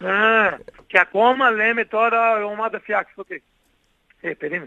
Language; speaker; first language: Greek; non-native, learner; Portuguese